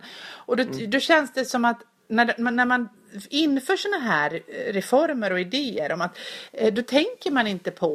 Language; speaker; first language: Swedish; native; Swedish